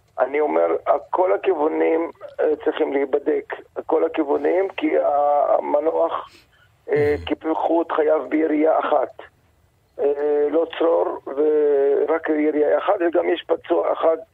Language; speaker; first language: Hebrew; non-native, local second language; Arabic